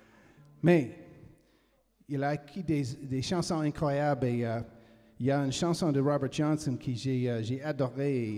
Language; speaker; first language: French; non-native, fluent; English